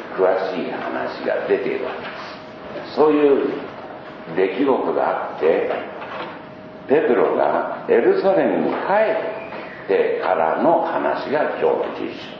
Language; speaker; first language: Japanese; native; Japanese